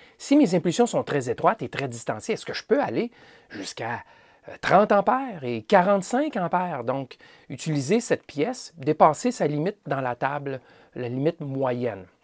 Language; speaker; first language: French; native; French